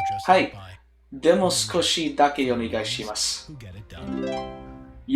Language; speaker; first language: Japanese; non-native, learner; English